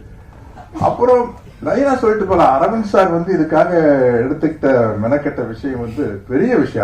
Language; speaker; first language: Tamil; native; Tamil